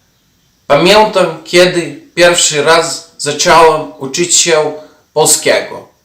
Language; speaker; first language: Polish; non-native, fluent; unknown